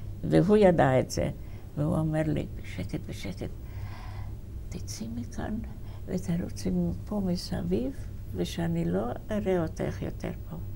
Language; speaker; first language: Hebrew; non-native, fluent; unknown